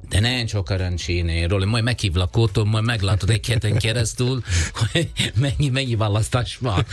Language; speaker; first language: Hungarian; non-native, fluent; Italian